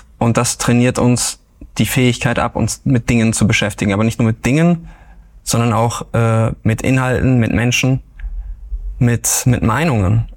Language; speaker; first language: German; native; German